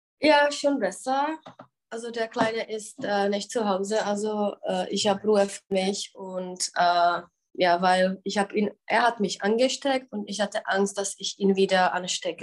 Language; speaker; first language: German; non-native, fluent; Czech